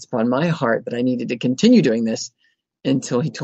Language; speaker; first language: English; native; English